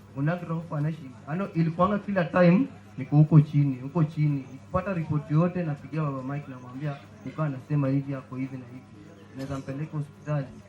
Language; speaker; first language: Swahili; non-native, local second language; Luyia